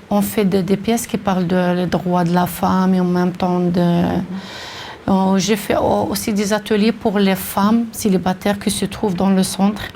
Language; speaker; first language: French; non-native, local second language; Arabic